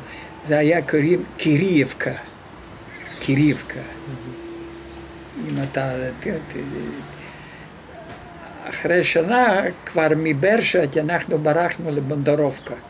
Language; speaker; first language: Hebrew; non-native, fluent; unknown